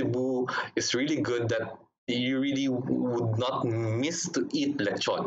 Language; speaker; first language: English; non-native, local second language; Hiligaynon